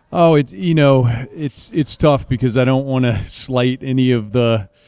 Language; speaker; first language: English; native; English